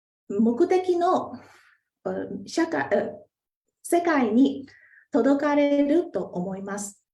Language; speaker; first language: Japanese; non-native, fluent; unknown